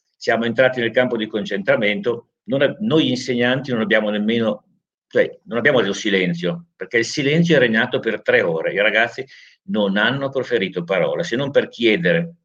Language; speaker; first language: Italian; native; Italian